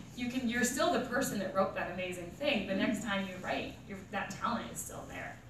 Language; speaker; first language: English; native; English